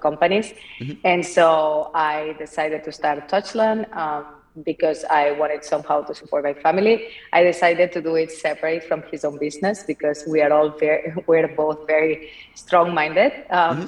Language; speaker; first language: English; non-native, fluent; Spanish